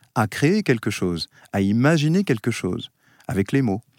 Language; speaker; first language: French; native; French